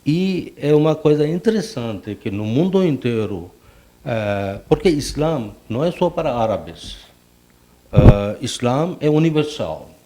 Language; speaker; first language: Portuguese; non-native, fluent; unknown